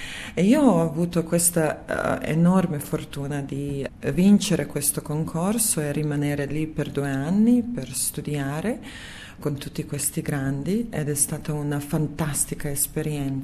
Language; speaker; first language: Italian; non-native, fluent; Serbian